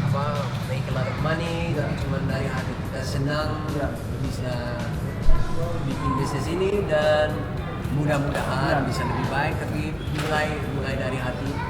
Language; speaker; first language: Indonesian; non-native, fluent; Dutch